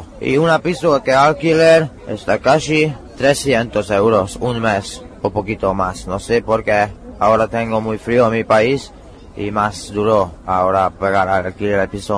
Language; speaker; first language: Spanish; non-native, learner; Hungarian